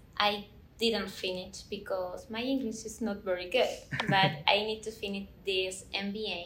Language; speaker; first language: English; non-native, learner; Spanish